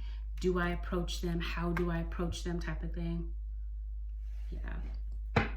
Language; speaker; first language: English; native; English